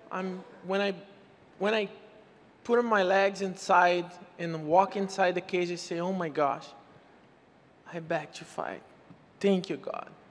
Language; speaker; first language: English; non-native, learner; Portuguese